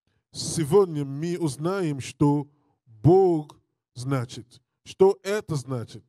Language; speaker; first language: Russian; non-native, learner; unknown